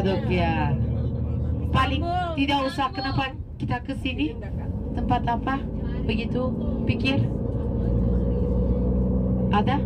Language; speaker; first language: Indonesian; non-native, fluent; Turkish